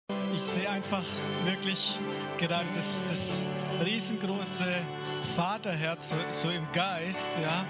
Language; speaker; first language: German; native; German